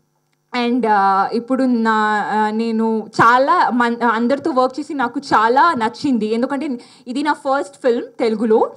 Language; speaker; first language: Telugu; non-native, learner; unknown